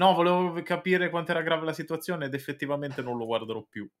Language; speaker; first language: Italian; native; Italian